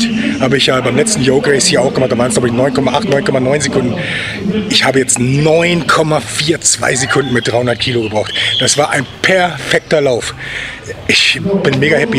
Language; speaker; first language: German; native; German